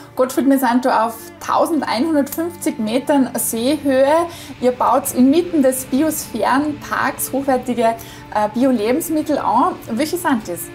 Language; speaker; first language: German; native; German